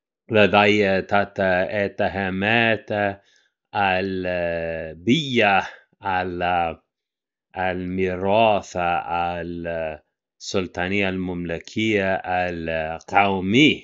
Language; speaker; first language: Arabic; non-native, learner; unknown